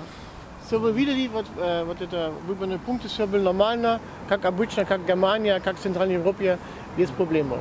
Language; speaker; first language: Russian; non-native, learner; German